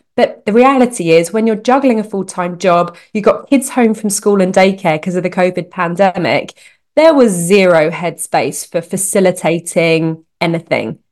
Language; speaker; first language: English; native; English